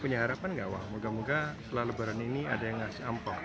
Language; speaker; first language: Indonesian; native; Indonesian